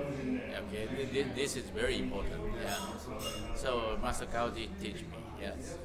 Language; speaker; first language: English; non-native, learner; Japanese